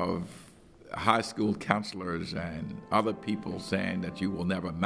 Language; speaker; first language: English; native; English